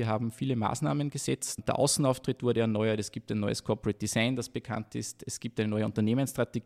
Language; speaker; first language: German; native; German